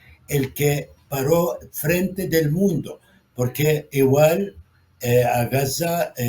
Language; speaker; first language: Spanish; non-native, fluent; Arabic